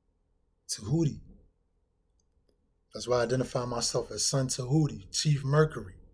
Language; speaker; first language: English; native; English